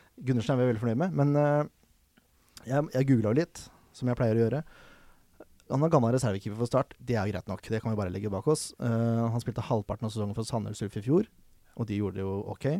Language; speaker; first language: Norwegian; native; Norwegian